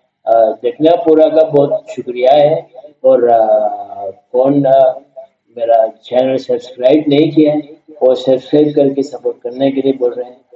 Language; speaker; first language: Hindi; non-native, learner; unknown